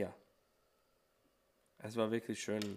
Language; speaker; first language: German; non-native, learner; English